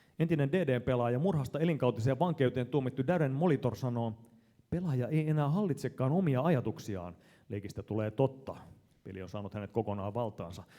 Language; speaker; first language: Finnish; native; Finnish